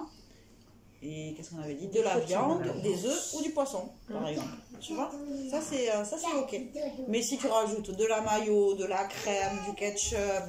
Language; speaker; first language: French; native; French